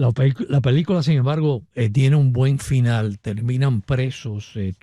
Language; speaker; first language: Spanish; native; Spanish